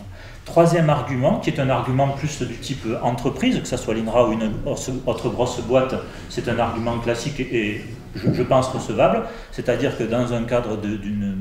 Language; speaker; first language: French; native; French